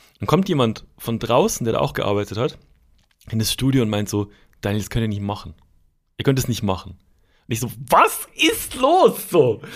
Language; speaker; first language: German; native; German